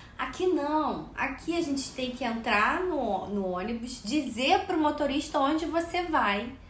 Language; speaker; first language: Portuguese; native; Portuguese